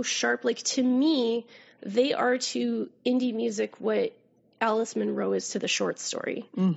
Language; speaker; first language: English; native; English